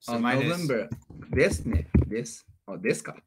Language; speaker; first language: English; non-native, learner; Chinese